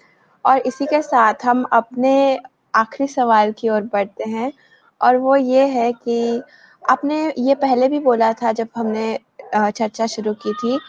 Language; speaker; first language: Hindi; native; Hindi